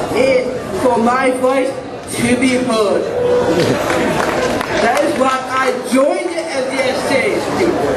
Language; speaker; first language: English; native; English